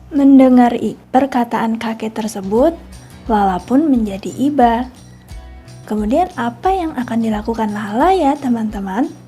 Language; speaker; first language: Indonesian; native; Indonesian